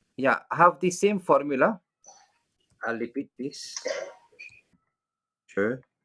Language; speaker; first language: English; non-native, local second language; French